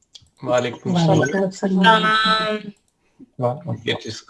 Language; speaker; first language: German; non-native, learner; Urdu